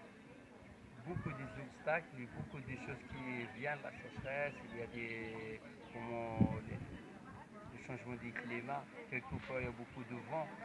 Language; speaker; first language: French; non-native, learner; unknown